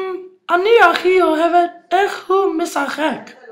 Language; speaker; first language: Hebrew; non-native, learner; English